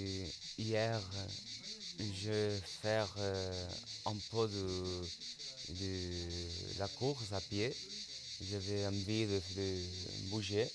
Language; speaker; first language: French; non-native, learner; Spanish